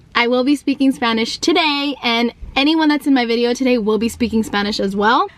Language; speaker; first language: English; early bilingual, other home language; Spanish